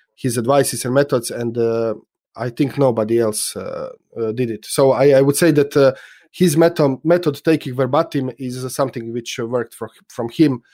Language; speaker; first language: English; non-native, fluent; Croatian